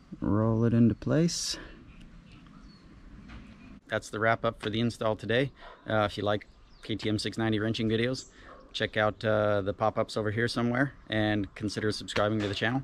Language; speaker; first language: English; native; English